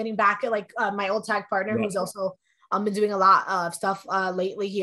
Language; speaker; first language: English; early bilingual, other home language; Spanish